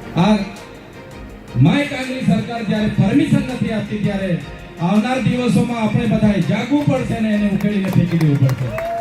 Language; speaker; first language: Gujarati; non-native, local second language; Vasavi